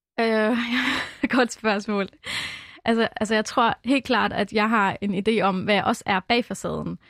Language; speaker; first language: Danish; early bilingual, other home language; Arabic